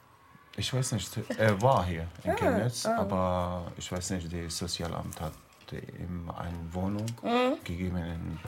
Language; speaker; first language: German; non-native, learner; Arabic